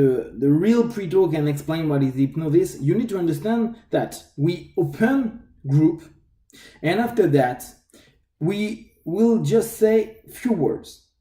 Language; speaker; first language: English; non-native, fluent; French